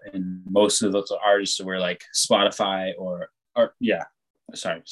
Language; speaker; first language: English; native; English